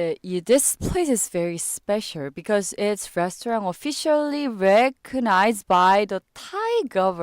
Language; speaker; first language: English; non-native, learner; Korean